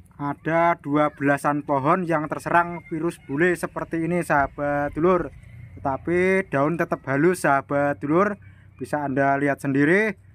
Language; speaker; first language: Indonesian; non-native, local second language; Javanese